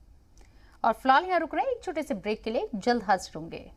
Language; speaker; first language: Hindi; native; Hindi